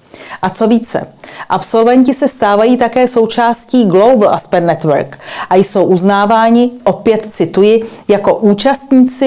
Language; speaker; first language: Czech; native; Czech